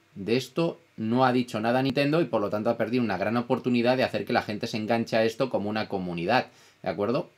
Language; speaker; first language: Spanish; non-native, fluent; Italian